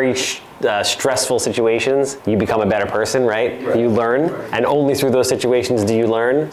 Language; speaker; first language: English; native; English